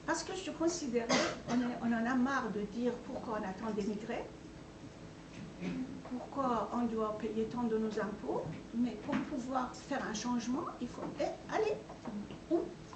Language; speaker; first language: French; non-native, fluent; Persian